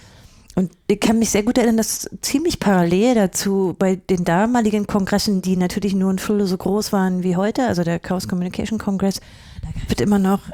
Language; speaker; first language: German; native; German